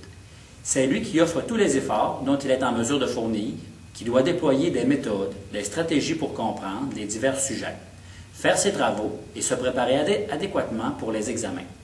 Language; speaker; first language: French; native; French